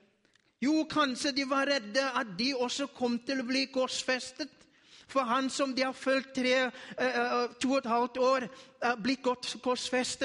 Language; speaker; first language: Norwegian; non-native, learner; Afrikaans